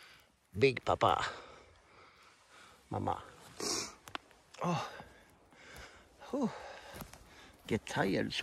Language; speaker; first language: English; non-native, learner; Swedish